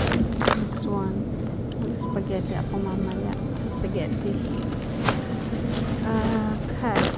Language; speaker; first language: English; non-native, local second language; Filipino